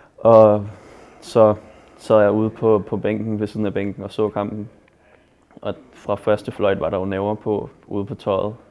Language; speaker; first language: Danish; native; Danish